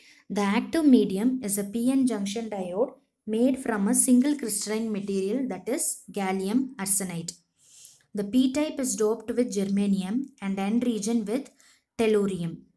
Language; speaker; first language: English; non-native, local second language; Tamil